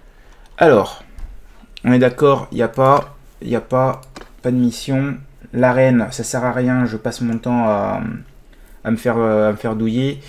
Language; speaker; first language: French; native; French